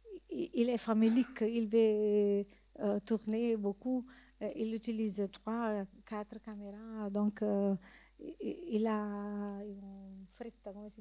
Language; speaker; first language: French; non-native, learner; Italian